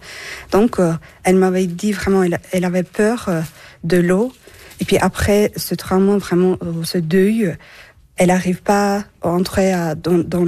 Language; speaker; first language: French; non-native, fluent; Turkish